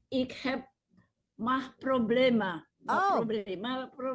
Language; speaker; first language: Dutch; non-native, learner; Indonesian